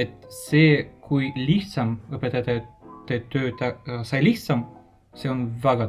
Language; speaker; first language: Estonian; non-native, local second language; Russian